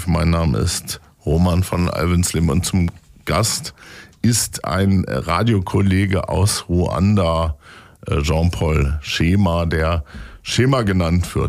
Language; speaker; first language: German; native; German